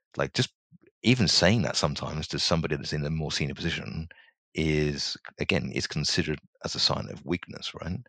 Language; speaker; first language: English; native; English